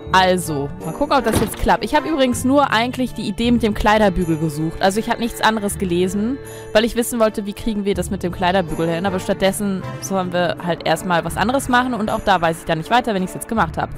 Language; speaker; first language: German; native; German